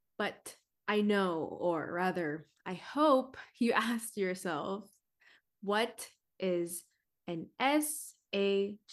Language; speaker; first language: English; early bilingual, other home language; Filipino